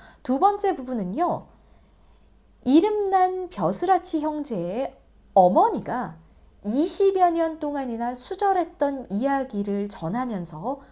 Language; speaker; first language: Korean; native; Korean